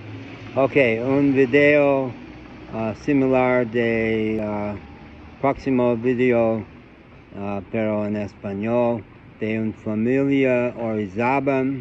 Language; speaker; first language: Spanish; non-native, learner; English